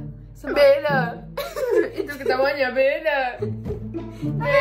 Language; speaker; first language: Indonesian; non-native, learner; Russian